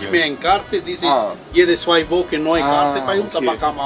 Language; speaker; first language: German; non-native, learner; Italian